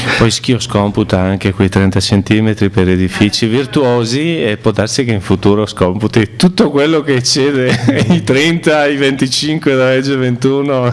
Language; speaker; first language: Italian; native; Italian